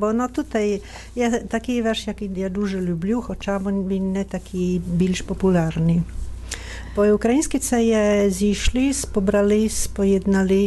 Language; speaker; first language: Ukrainian; non-native, fluent; Italian